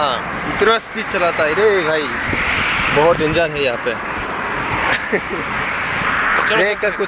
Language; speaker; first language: Hindi; non-native, local second language; Bangla